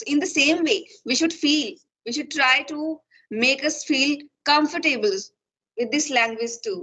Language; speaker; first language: English; non-native, fluent; Hindi